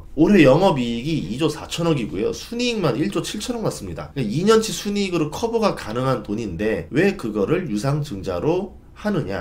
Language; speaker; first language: Korean; native; Korean